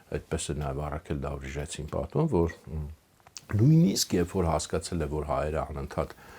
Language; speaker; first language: Armenian; native; Armenian